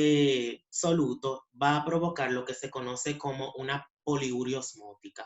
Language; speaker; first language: Spanish; native; Spanish